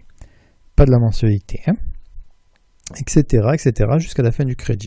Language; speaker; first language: French; native; French